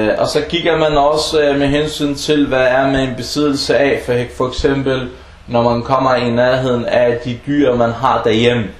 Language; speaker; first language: Danish; early bilingual, other home language; Arabic